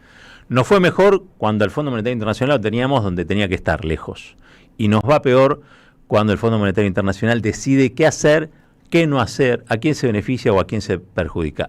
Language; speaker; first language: Spanish; native; Spanish